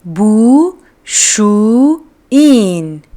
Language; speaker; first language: Turkish; non-native, fluent; Persian